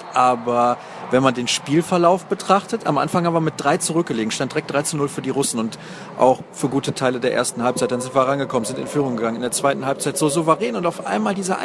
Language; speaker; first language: German; native; German